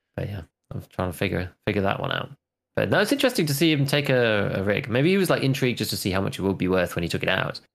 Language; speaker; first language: English; native; English